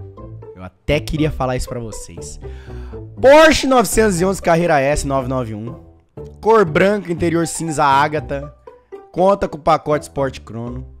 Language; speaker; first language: Portuguese; native; Portuguese